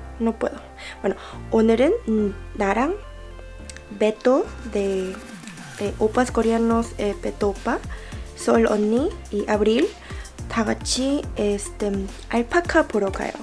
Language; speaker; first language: Korean; early bilingual, heritage; Korean